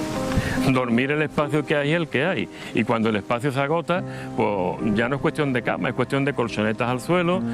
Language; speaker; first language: Spanish; native; Spanish